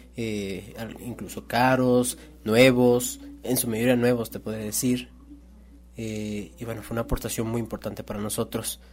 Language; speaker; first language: Spanish; non-native, local second language; Nahuatl languages